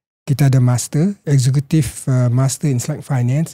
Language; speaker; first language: English; non-native, local second language; Malay